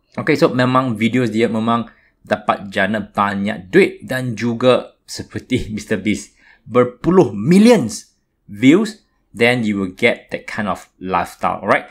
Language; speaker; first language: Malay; non-native, local second language; Chinese